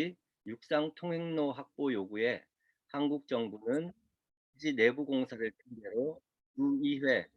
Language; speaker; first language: Korean; native; Korean